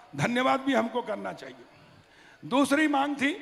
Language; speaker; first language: Hindi; native; Hindi